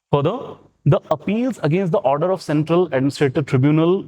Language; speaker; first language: English; non-native, local second language; Punjabi